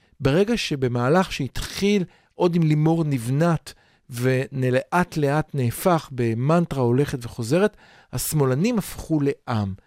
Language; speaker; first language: Hebrew; native; Hebrew